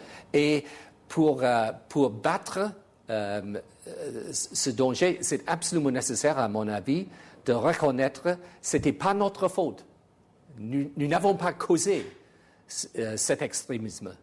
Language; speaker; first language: French; non-native, fluent; English